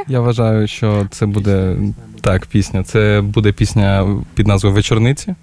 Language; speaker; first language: Ukrainian; native; Ukrainian